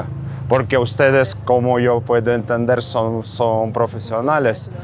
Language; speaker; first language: Spanish; non-native, learner; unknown